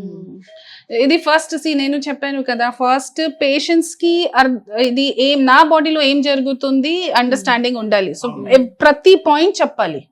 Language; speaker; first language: Telugu; non-native, fluent; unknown